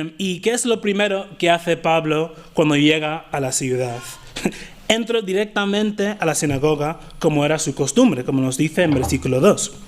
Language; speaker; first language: Spanish; non-native, fluent; English